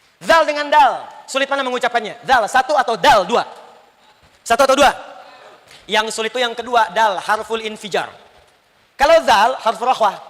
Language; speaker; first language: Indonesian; native; Indonesian